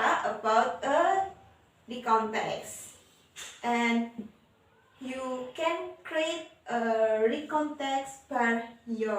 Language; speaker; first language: English; non-native, learner; Indonesian